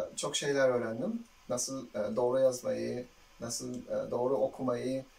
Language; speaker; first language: Turkish; non-native, fluent; Uzbek